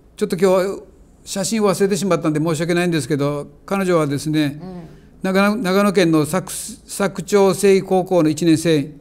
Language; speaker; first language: Japanese; native; Japanese